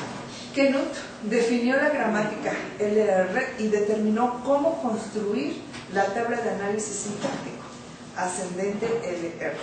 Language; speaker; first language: Spanish; native; Spanish